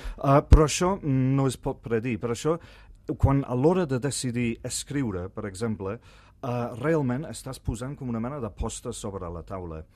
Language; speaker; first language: Catalan; non-native, fluent; English